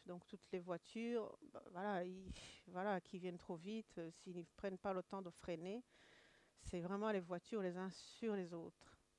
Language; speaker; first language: French; non-native, local second language; Kinyarwanda